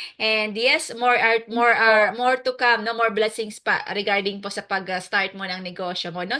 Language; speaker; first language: Filipino; native; Filipino